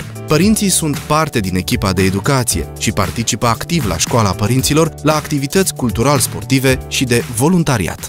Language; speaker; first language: Romanian; native; Romanian